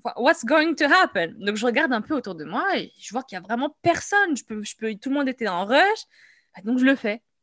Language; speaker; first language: French; non-native, local second language; Arabic